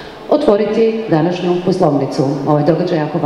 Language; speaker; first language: Croatian; native; Croatian